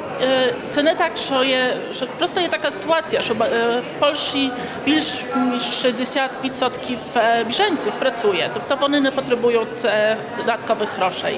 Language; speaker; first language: Polish; non-native, learner; Ukrainian